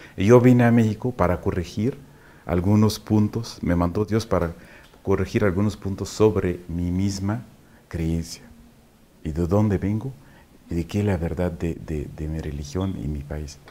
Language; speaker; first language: Spanish; non-native, fluent; Arabic